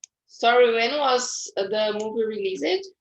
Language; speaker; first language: English; non-native, fluent; Portuguese